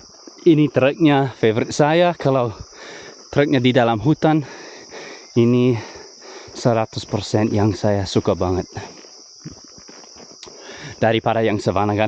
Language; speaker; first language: Indonesian; non-native, fluent; English